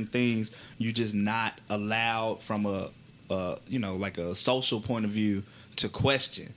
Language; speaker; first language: English; native; English